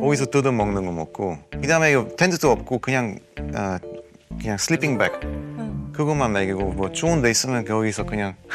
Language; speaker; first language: Korean; non-native, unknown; Bulgarian